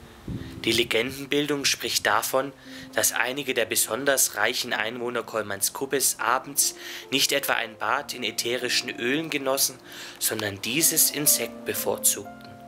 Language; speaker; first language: German; native; German